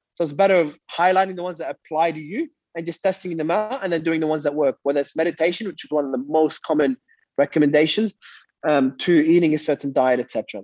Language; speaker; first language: English; early bilingual, other home language; Arabic